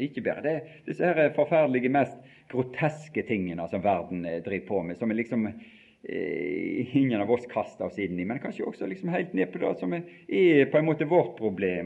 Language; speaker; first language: Norwegian; native; Norwegian